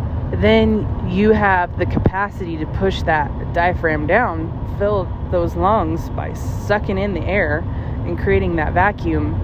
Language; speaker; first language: English; native; English